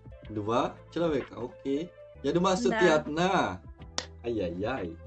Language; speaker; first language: Russian; non-native, fluent; Indonesian